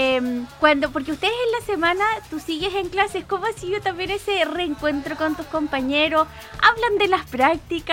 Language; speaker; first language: Spanish; native; Spanish